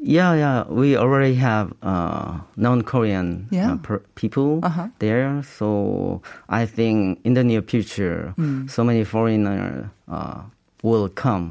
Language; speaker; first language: English; non-native, learner; Korean